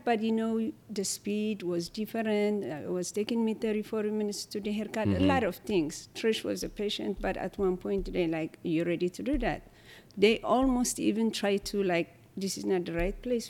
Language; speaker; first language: English; non-native, learner; Tigrinya